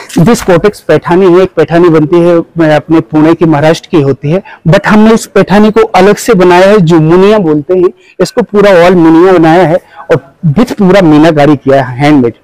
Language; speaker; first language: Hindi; non-native, local second language; Assamese